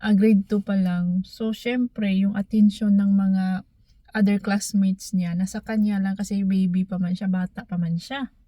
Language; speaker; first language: Filipino; non-native, local second language; Cebuano